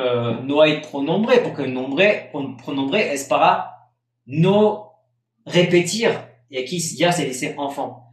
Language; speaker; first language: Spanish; non-native, fluent; French